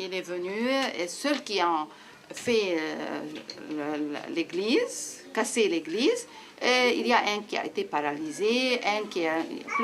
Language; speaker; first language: French; non-native, learner; Arabic